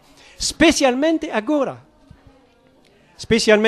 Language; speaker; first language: Portuguese; non-native, learner; French